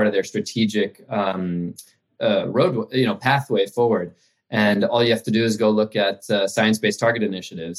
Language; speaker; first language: English; native; English